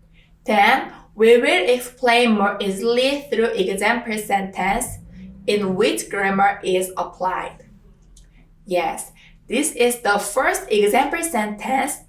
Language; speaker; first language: English; non-native, fluent; Korean